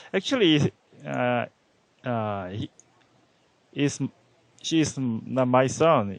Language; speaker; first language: English; non-native, learner; Korean